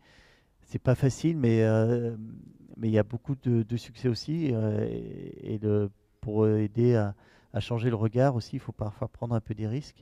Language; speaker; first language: French; native; French